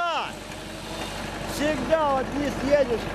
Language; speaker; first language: Russian; native; Russian